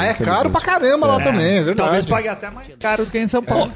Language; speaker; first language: Portuguese; native; Portuguese